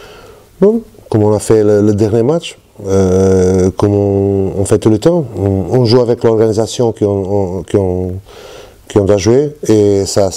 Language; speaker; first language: French; non-native, learner; Portuguese